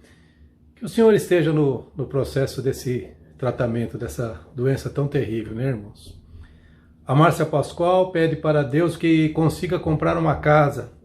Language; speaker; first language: Portuguese; native; Portuguese